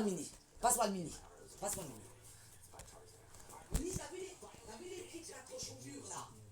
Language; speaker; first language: French; native; French